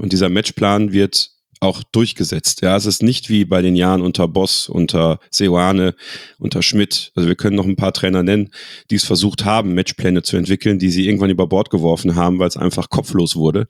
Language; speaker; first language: German; native; German